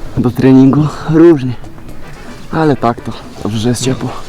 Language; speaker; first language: Polish; non-native, learner; Spanish